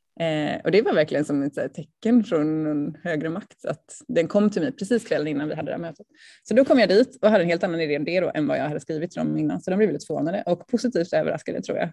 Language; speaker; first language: Swedish; native; Swedish